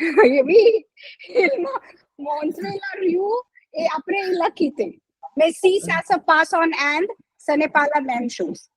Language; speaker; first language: French; non-native, learner; Hindi